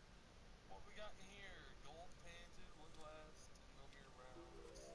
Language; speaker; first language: English; native; English